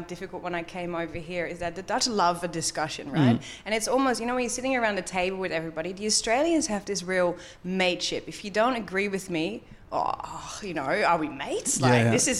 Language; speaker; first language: English; non-native, fluent; Dutch